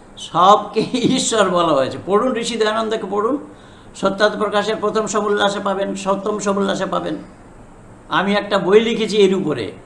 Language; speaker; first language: Bangla; non-native, fluent; Hindi